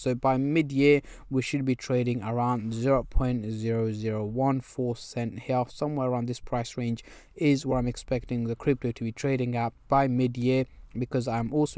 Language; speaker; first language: English; native; English